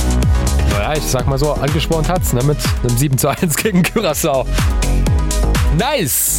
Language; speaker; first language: German; native; German